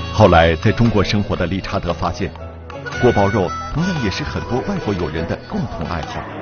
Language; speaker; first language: Chinese; native; Chinese